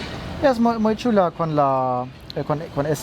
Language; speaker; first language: Spanish; non-native, learner; German